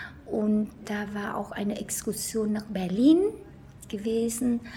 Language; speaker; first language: German; non-native, fluent; Vietnamese